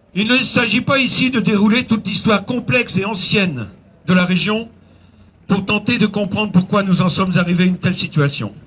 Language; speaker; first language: French; native; French